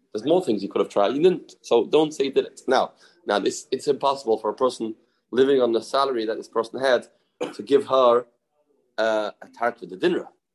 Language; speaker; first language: English; native; English